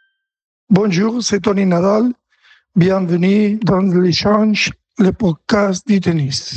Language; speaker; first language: French; non-native, learner; Spanish